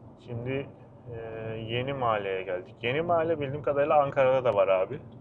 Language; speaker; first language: Turkish; native; Turkish